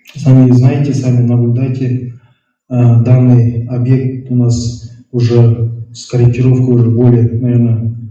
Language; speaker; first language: Russian; non-native, local second language; Kazakh